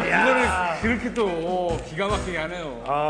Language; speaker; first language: Korean; native; Korean